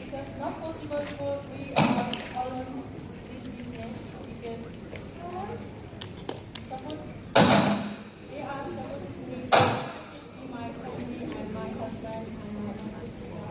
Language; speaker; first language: English; non-native, learner; Nepali